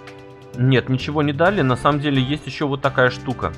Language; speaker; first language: Russian; native; Russian